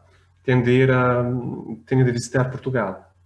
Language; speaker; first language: Portuguese; non-native, fluent; Arabic